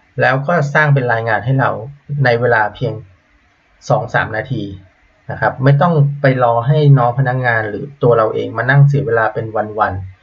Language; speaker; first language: Thai; native; Thai